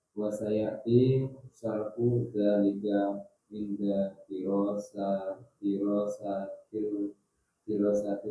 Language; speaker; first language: Arabic; non-native, learner; Indonesian